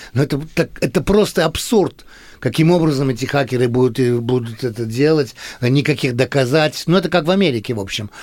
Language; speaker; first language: Russian; early bilingual, heritage; Russian